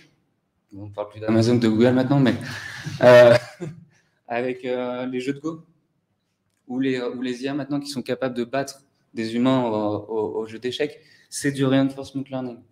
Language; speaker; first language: French; native; French